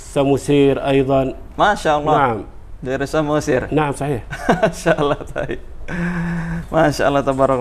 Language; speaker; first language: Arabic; non-native, fluent; Indonesian